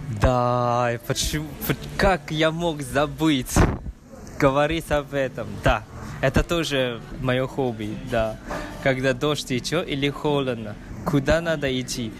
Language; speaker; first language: Russian; non-native, fluent; Chinese